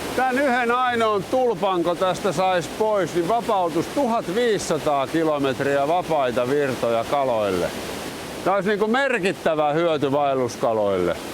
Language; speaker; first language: Finnish; native; Finnish